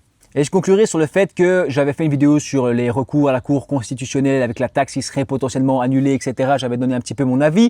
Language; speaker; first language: French; native; French